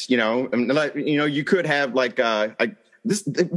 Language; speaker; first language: English; native; English